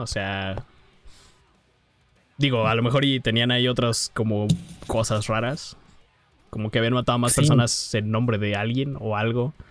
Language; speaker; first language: Spanish; native; Spanish